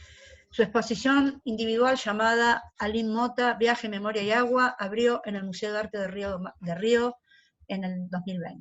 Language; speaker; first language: Spanish; native; Spanish